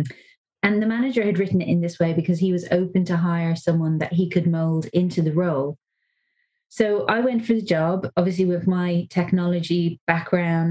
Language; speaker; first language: English; native; English